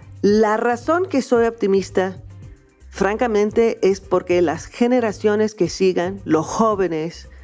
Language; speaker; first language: Spanish; non-native, fluent; English